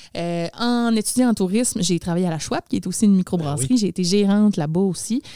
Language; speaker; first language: French; native; French